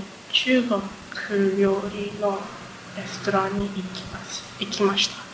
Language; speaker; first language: Japanese; non-native, learner; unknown